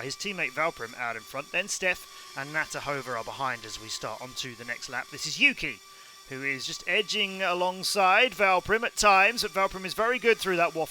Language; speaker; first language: English; native; English